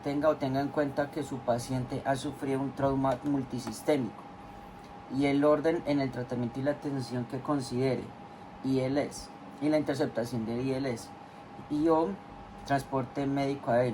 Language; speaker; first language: Spanish; native; Spanish